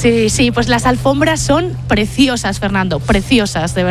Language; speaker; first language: Spanish; native; Spanish